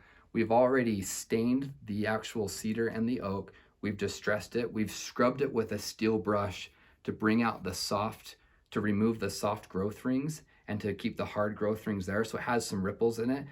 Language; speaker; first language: English; native; English